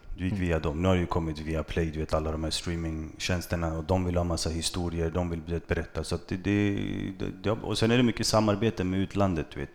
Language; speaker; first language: Swedish; early bilingual, other home language; Kurdish